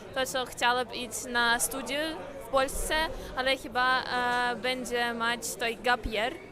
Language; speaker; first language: Polish; non-native, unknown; Ukrainian